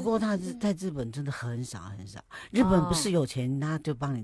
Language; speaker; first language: Chinese; native; Chinese